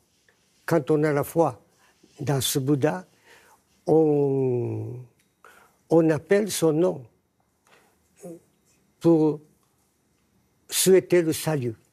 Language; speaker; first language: French; non-native, fluent; Japanese